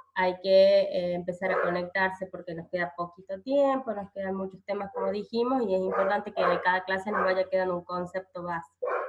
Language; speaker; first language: Spanish; native; Spanish